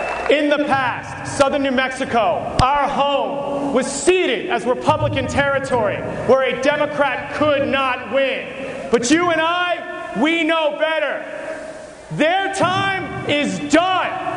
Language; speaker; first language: English; native; English